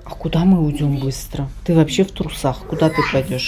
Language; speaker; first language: Russian; native; Russian